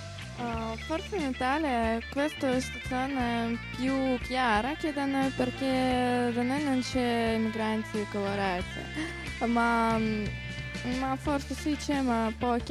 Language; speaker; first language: Italian; non-native, learner; Russian